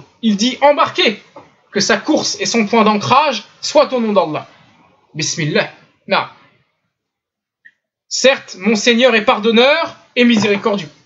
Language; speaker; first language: French; native; French